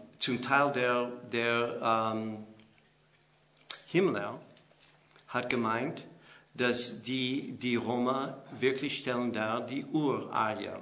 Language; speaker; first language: German; non-native, fluent; English